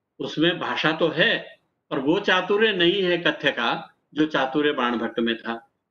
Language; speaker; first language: Hindi; native; Hindi